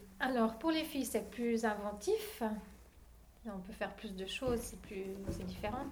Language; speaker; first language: French; native; French